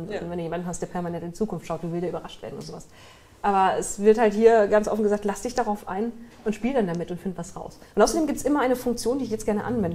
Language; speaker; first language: German; native; German